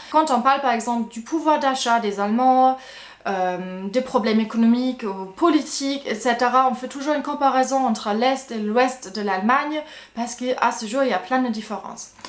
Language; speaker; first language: French; non-native, fluent; German